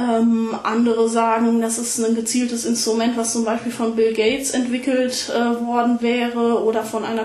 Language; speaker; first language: German; native; German